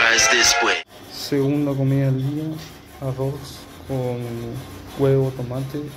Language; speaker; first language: Spanish; native; Spanish